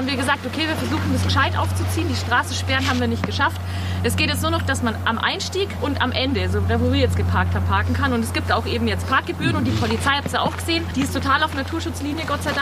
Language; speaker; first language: German; native; German